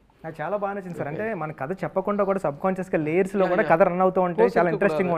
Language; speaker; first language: Telugu; native; Telugu